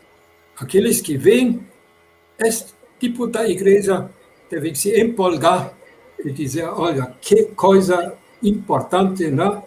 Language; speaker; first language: Portuguese; non-native, fluent; German